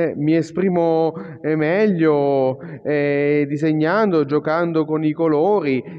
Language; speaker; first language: Italian; native; Italian